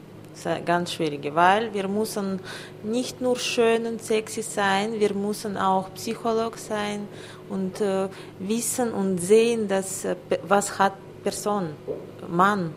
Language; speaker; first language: German; non-native, learner; Russian